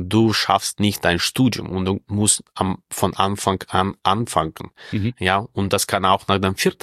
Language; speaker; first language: German; non-native, fluent; Russian